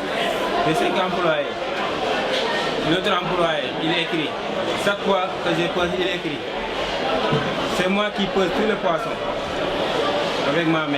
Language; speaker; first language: French; non-native, local second language; Wolof